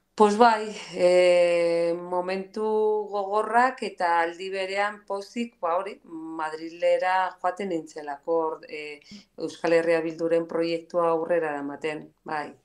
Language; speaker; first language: Basque; non-native, local second language; Spanish